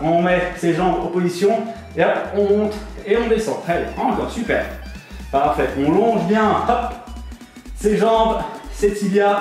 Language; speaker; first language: French; native; French